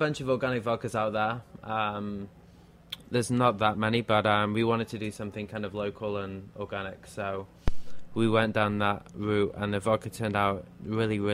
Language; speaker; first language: English; native; English